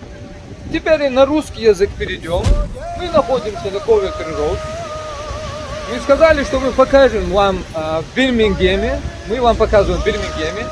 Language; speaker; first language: Russian; non-native, local second language; Chechen